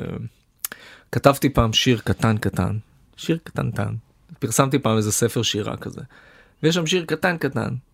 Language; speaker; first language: Hebrew; native; Hebrew